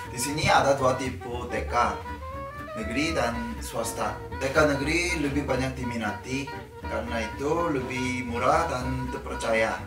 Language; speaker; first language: Indonesian; non-native, fluent; Korean